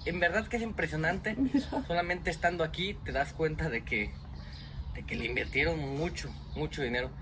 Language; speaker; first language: Spanish; native; Spanish